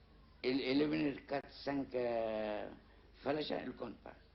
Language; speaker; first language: French; non-native, learner; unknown